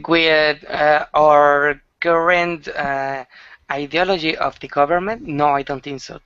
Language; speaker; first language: English; non-native, learner; Spanish